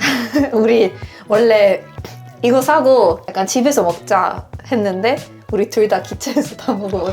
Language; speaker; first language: Korean; non-native, fluent; Swedish